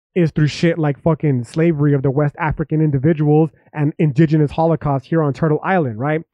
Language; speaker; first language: English; native; English